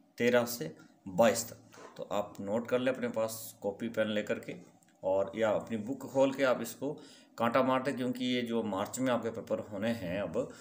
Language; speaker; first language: Hindi; native; Hindi